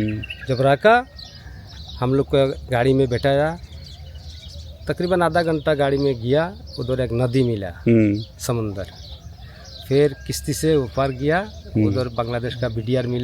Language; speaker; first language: Hindi; non-native, learner; Bangla